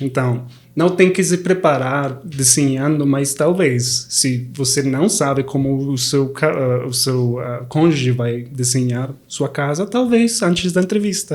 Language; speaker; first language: Portuguese; non-native, fluent; Spanish